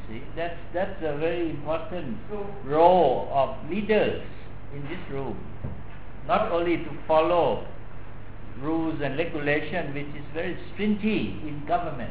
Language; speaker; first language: English; non-native, fluent; Thai